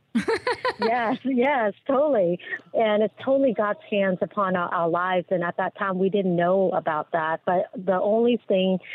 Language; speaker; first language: English; early bilingual, other home language; Vietnamese